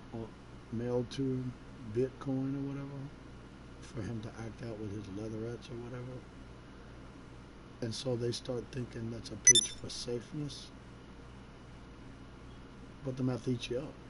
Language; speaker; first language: English; native; English